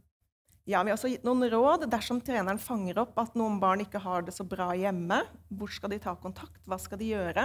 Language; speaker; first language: Norwegian; native; Norwegian